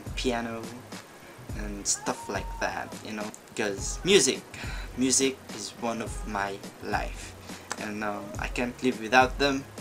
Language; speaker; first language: English; non-native, local second language; Filipino